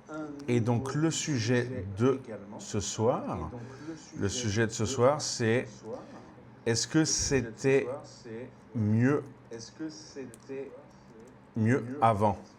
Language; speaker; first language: French; native; French